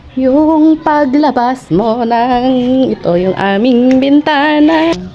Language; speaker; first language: Filipino; non-native, local second language; Iloko